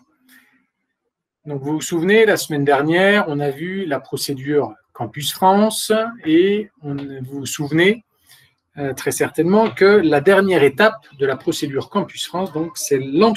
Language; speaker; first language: French; native; French